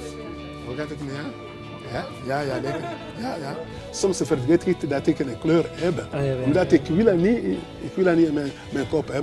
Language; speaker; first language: Dutch; non-native, learner; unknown